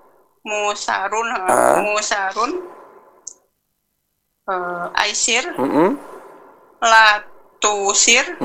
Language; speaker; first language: Arabic; non-native, learner; Indonesian